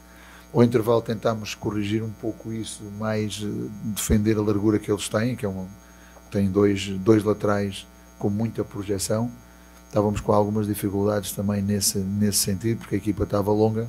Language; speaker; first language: Portuguese; native; Portuguese